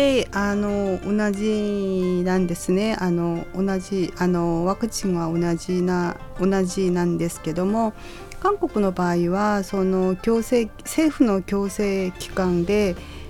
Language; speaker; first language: Japanese; non-native, fluent; Korean